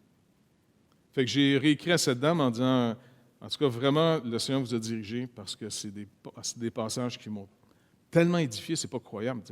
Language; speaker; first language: French; native; French